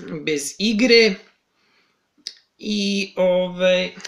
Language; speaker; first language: Serbian; native; Serbian